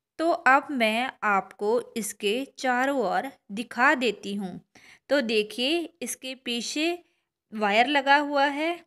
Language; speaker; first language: Hindi; non-native, local second language; Punjabi